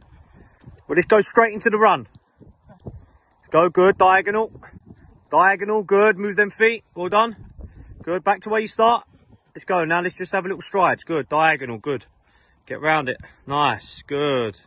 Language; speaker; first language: English; native; English